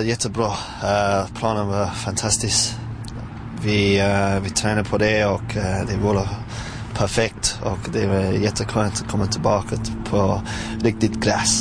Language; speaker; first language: Swedish; non-native, fluent; English